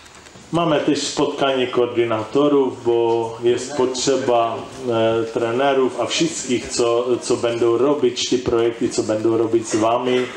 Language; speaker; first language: Polish; non-native, learner; Czech